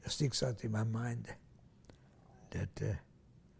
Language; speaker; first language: English; non-native, fluent; Romanian